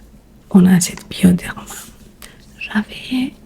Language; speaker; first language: French; non-native, learner; Spanish